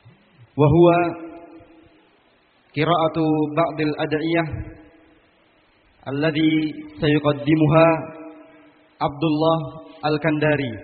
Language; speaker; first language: Arabic; non-native, fluent; Indonesian